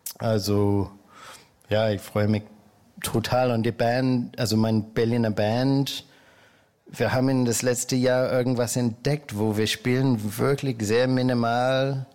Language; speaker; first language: German; non-native, fluent; English